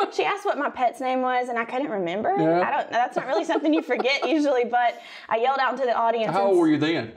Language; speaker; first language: English; native; English